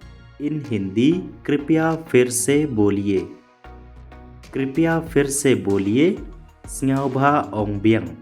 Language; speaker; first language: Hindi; non-native, local second language; Khasi